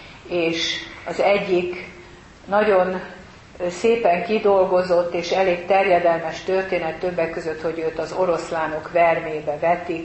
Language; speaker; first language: Hungarian; native; Hungarian